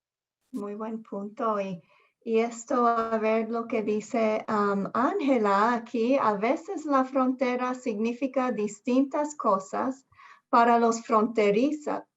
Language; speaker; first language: Spanish; early bilingual, heritage; Spanish